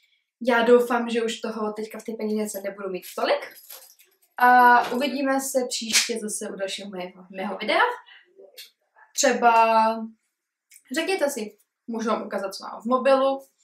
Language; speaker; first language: Czech; early bilingual, heritage; Czech